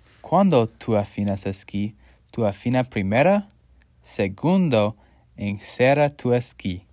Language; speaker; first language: Spanish; non-native, learner; English